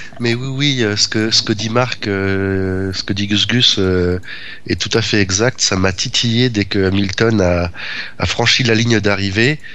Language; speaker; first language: French; native; French